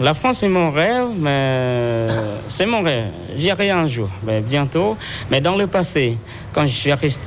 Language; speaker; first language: French; non-native, fluent; Khmer